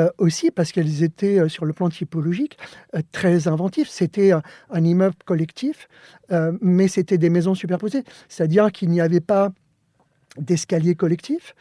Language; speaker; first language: French; early bilingual, other home language; Spanish